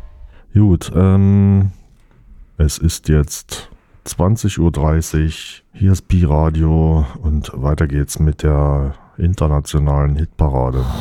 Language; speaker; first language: German; native; German